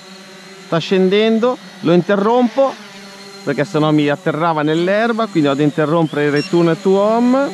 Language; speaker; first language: Italian; native; Italian